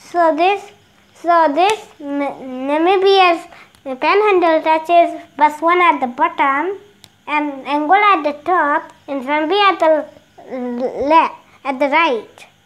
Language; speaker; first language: English; non-native, local second language; Bangla